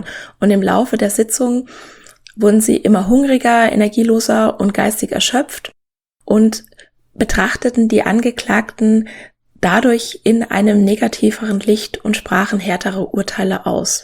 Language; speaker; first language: German; native; German